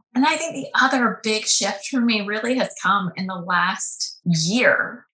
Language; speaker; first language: English; native; English